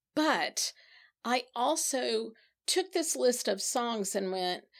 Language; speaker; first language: English; native; English